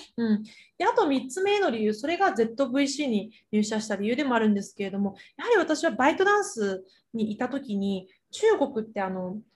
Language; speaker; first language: Japanese; early bilingual, other home language; Chinese